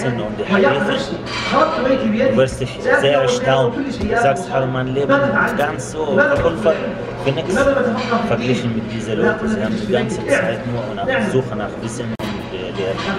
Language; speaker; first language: German; non-native, fluent; Arabic